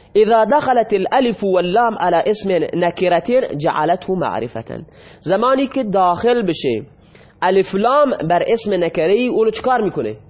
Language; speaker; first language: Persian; non-native, local second language; Baluchi